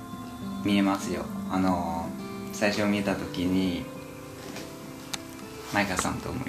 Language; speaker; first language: Japanese; non-native, learner; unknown